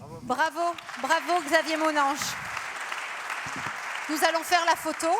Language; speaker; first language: French; native; French